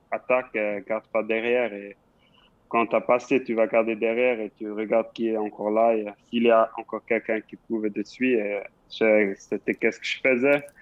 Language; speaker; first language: French; non-native, local second language; Swiss German